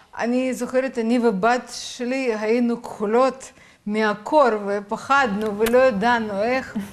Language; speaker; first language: Hebrew; non-native, fluent; Russian